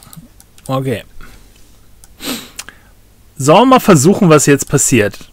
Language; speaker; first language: German; native; German